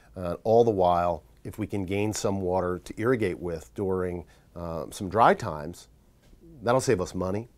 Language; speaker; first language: English; native; English